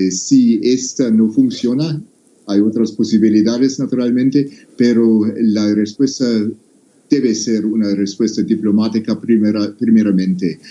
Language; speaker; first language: Spanish; non-native, fluent; English